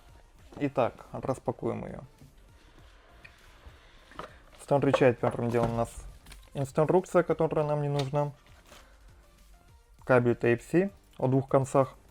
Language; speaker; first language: Russian; native; Russian